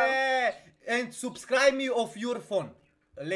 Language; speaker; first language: English; non-native, learner; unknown